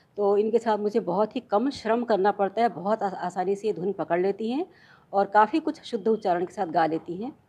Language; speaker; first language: Hindi; non-native, local second language; Chhattisgarhi